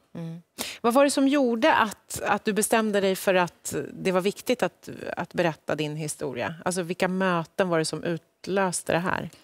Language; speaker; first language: Swedish; native; Swedish